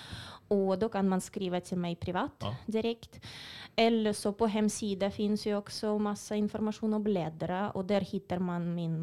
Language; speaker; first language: Swedish; non-native, fluent; Russian